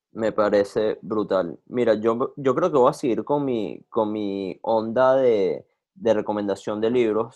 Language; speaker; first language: Spanish; native; Spanish